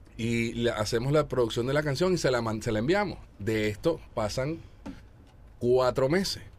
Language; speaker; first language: Spanish; native; Spanish